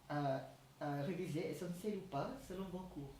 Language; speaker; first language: French; non-native, learner; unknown